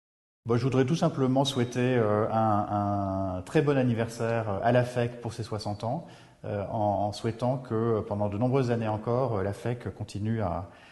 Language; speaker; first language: French; native; French